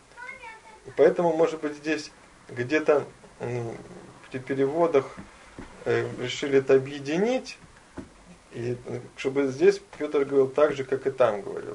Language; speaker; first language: Russian; native; Russian